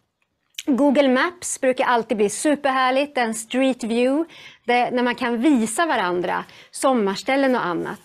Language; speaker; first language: Swedish; native; Swedish